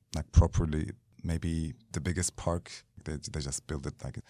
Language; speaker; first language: English; non-native, fluent; Turkish